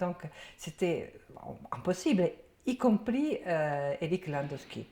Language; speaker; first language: French; non-native, fluent; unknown